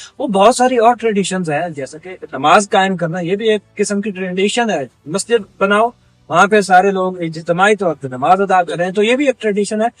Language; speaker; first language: Urdu; non-native, local second language; Punjabi